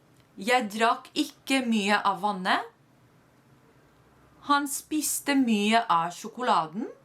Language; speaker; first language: Norwegian; non-native, fluent; Spanish